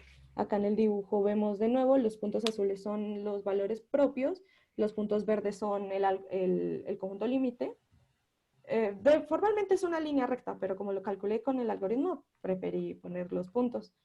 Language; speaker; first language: Spanish; native; Spanish